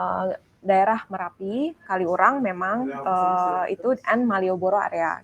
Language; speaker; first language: Indonesian; native; Indonesian